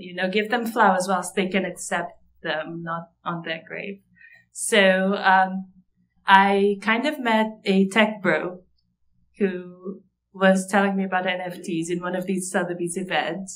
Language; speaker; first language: English; non-native, fluent; Portuguese